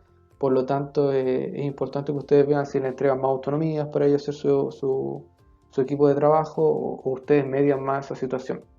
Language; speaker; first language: Spanish; native; Spanish